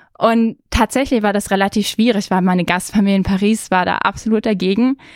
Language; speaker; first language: German; native; German